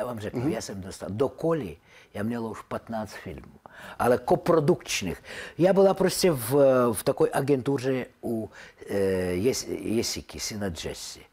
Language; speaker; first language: Czech; non-native, learner; Russian